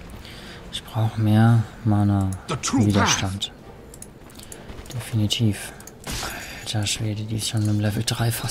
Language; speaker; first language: German; native; German